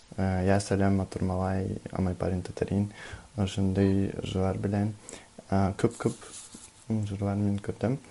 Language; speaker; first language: Tatar; non-native, learner; Russian